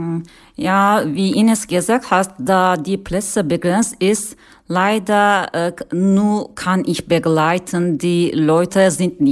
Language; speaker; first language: German; non-native, learner; Turkish